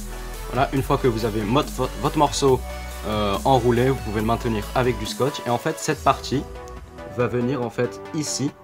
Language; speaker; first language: French; native; French